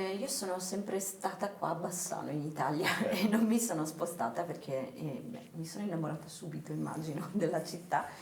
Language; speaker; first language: Italian; early bilingual, other home language; Hindi